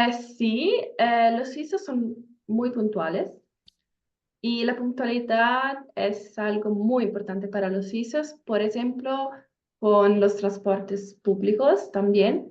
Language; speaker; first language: Spanish; non-native, fluent; Italian